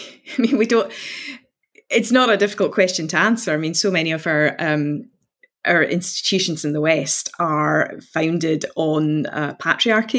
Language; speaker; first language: English; native; English